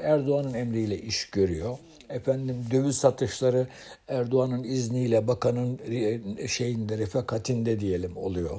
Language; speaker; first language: Turkish; native; Turkish